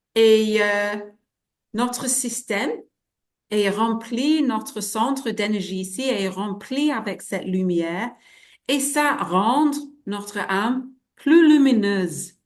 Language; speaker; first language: French; non-native, fluent; English